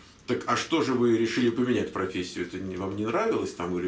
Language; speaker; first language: Russian; native; Russian